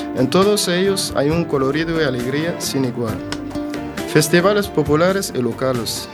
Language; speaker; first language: Spanish; non-native, fluent; Arabic